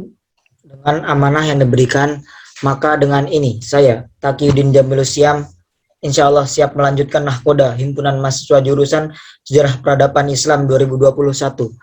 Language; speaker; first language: Malay; native; Malay